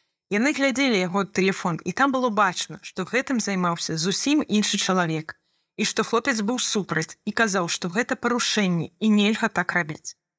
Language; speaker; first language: Belarusian; non-native, fluent; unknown